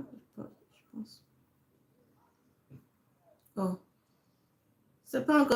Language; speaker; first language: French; non-native, fluent; English